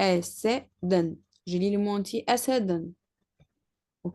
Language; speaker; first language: French; non-native, learner; Arabic